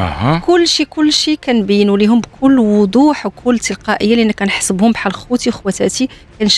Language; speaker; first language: Arabic; native; Arabic